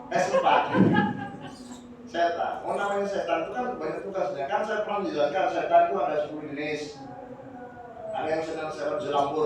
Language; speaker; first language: Indonesian; non-native, local second language; Javanese